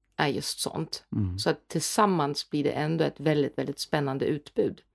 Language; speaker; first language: Swedish; non-native, fluent; German